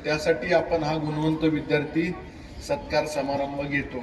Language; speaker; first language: Marathi; native; Marathi